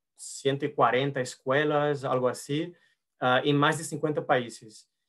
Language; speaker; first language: Spanish; non-native, learner; Portuguese